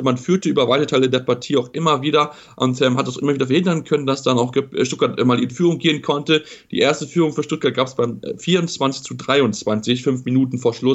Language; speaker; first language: German; native; German